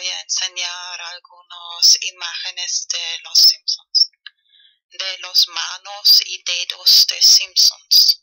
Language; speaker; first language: Spanish; non-native, fluent; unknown